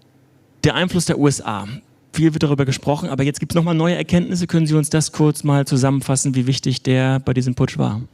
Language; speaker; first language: German; native; German